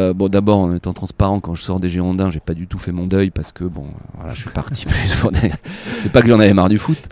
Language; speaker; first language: French; native; French